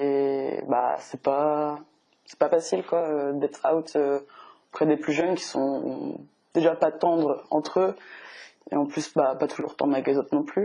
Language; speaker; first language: French; native; French